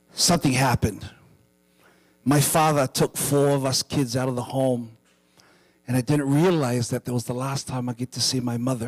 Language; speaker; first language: English; native; English